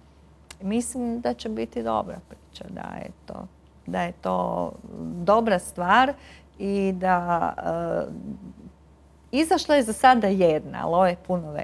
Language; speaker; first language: Croatian; native; Croatian